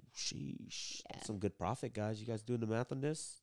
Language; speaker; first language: English; early bilingual, other home language; Vietnamese